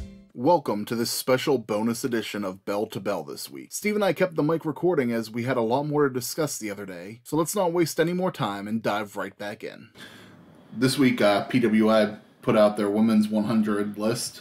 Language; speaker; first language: English; native; English